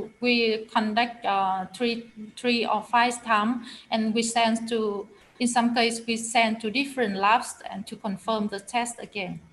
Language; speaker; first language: English; non-native, fluent; Vietnamese